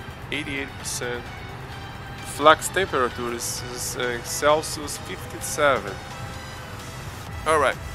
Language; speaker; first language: English; non-native, learner; Portuguese